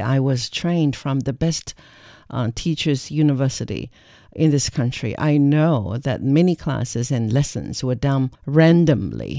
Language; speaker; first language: English; non-native, fluent; Chinese